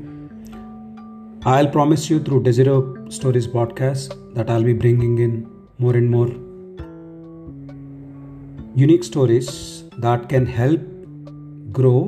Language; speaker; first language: English; non-native, local second language; Telugu